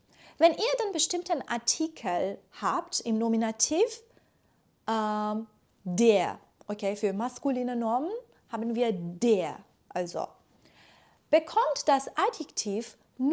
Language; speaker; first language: German; native; German